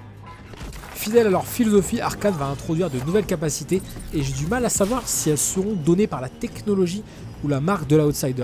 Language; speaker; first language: French; native; French